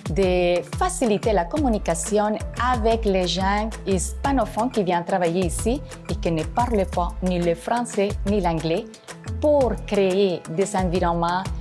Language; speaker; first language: French; non-native, fluent; Spanish